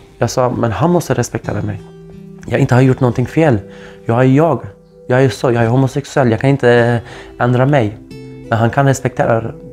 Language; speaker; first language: Swedish; non-native, fluent; Kurdish